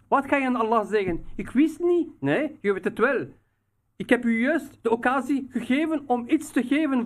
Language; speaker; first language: Dutch; non-native, fluent; Riffian